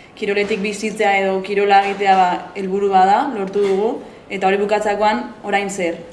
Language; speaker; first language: Basque; native; Basque